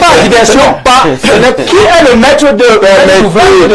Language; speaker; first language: French; native; French